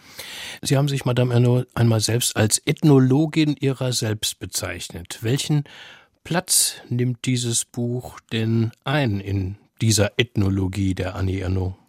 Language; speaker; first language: German; native; German